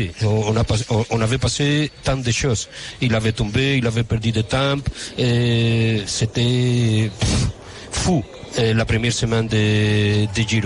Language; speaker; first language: French; non-native, fluent; Spanish